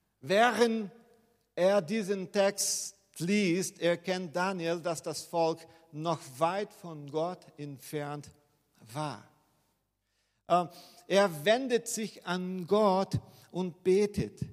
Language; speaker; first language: German; non-native, fluent; Portuguese